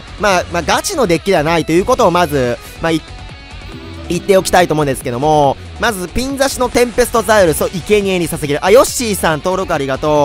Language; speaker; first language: Japanese; native; Japanese